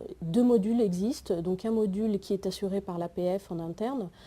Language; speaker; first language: French; native; French